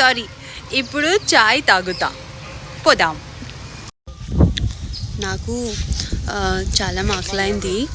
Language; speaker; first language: Telugu; non-native, learner; Kannada